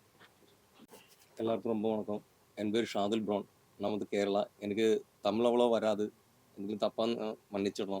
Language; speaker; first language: Tamil; non-native, learner; Malayalam